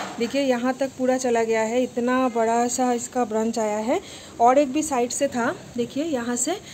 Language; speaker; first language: Hindi; non-native, local second language; Bangla